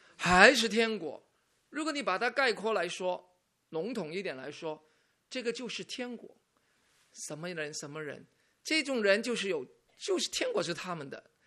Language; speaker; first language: Chinese; non-native, local second language; Cantonese